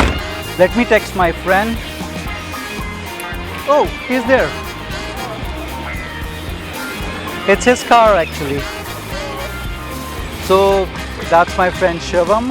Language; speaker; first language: English; non-native, local second language; Hindi